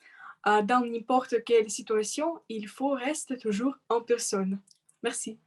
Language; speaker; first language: French; non-native, learner; Russian